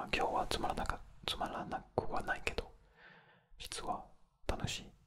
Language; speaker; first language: Japanese; non-native, fluent; French